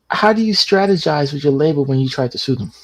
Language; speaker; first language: English; native; English